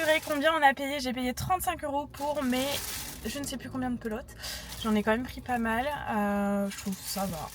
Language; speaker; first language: French; native; French